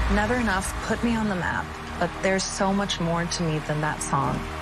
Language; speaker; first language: English; native; English